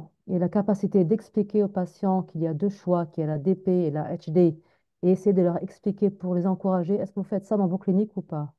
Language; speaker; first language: French; non-native, fluent; Arabic